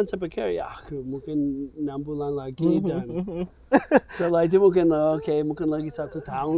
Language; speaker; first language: Indonesian; non-native, fluent; English